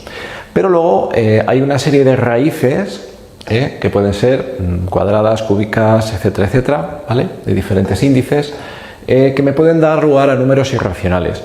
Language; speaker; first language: Spanish; native; Spanish